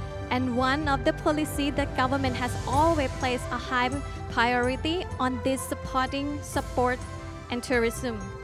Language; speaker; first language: English; non-native, fluent; Thai